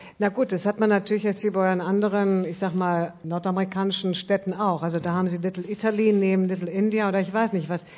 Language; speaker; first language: German; native; German